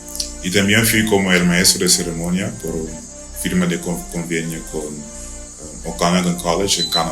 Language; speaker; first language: Spanish; non-native, learner; Dutch